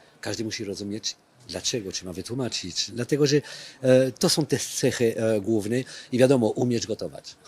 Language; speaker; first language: Polish; non-native, fluent; French